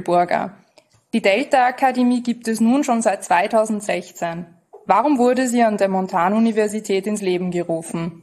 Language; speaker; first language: German; native; German